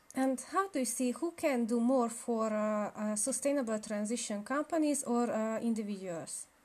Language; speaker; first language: English; non-native, learner; Hungarian